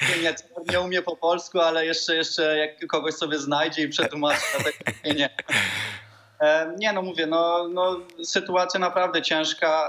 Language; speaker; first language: Polish; early bilingual, heritage; Polish